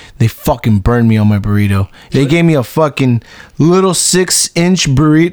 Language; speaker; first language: English; early bilingual, other home language; Spanish